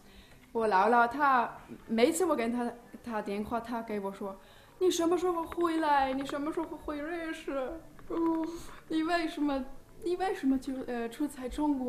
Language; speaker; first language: Chinese; non-native, learner; German